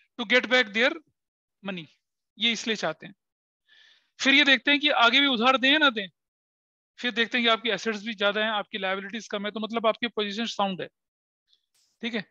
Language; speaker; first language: Hindi; native; Hindi